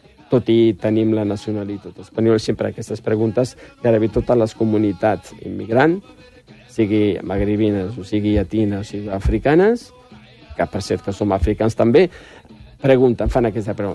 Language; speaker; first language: Catalan; non-native, fluent; Riffian